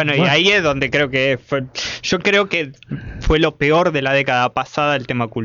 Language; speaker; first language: Spanish; native; Spanish